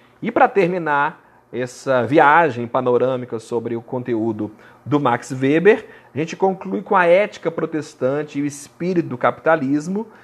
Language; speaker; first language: Portuguese; native; Portuguese